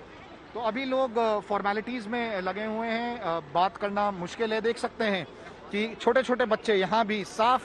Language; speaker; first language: Hindi; native; Hindi